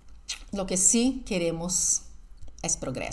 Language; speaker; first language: Spanish; non-native, fluent; Portuguese